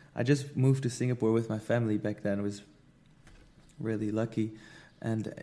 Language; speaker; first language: English; non-native, fluent; Dutch